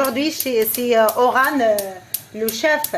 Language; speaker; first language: French; non-native, fluent; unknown